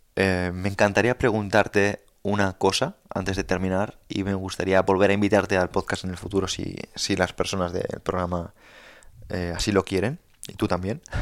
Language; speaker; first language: Spanish; native; Spanish